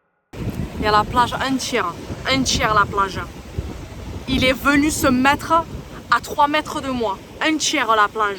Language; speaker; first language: French; native; French